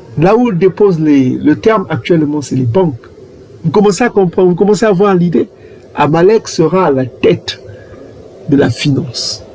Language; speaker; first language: French; non-native, local second language; Kongo